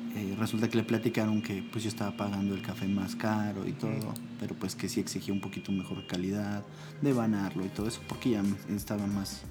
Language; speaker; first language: Spanish; native; Spanish